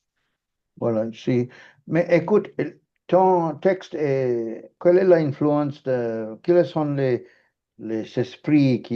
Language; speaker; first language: French; non-native, fluent; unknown